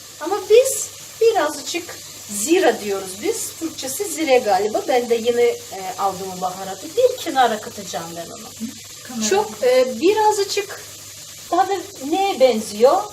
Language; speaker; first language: Turkish; non-native, fluent; Russian